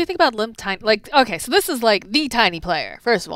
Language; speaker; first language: English; native; English